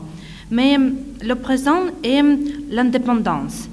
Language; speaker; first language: French; non-native, fluent; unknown